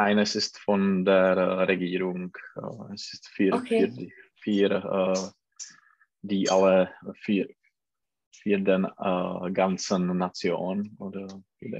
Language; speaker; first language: German; non-native, learner; Czech